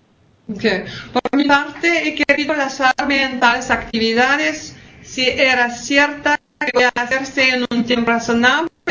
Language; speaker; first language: Spanish; non-native, fluent; French